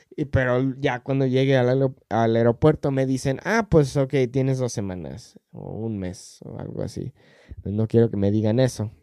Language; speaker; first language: Spanish; non-native, fluent; English